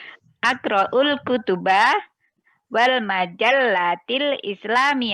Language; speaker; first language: Arabic; non-native, learner; Indonesian